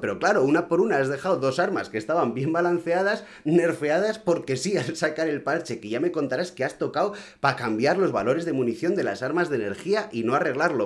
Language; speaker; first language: Spanish; native; Spanish